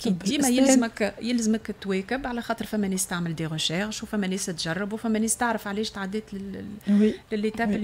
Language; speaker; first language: Arabic; native; Arabic